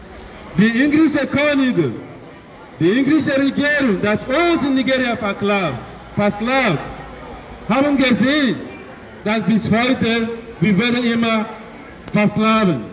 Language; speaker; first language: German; non-native, learner; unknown